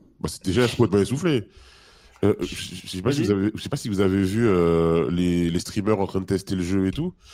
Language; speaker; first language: French; native; French